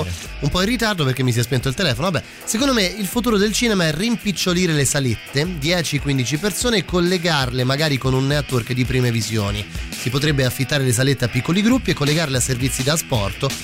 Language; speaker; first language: Italian; native; Italian